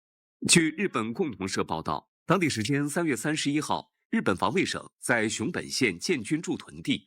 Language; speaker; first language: Chinese; native; Chinese